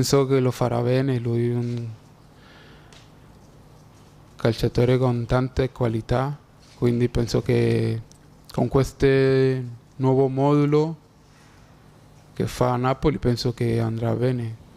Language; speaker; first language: Italian; non-native, fluent; Spanish